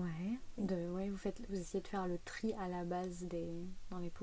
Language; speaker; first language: French; native; French